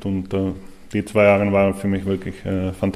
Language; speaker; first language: German; non-native, fluent; Czech